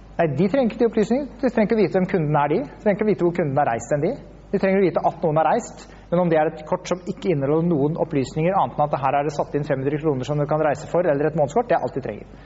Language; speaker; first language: Norwegian; native; Norwegian